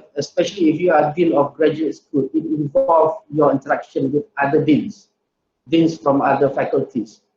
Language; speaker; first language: English; non-native, local second language; Malay